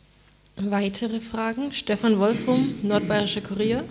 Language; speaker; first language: German; native; German